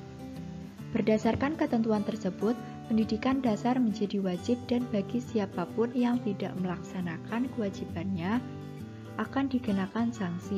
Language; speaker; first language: Indonesian; native; Indonesian